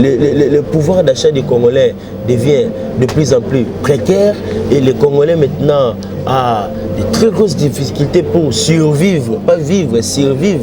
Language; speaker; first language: French; non-native, local second language; Lingala